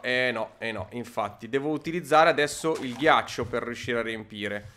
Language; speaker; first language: Italian; native; Italian